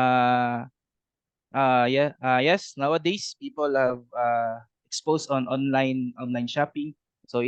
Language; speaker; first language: English; non-native, learner; Cebuano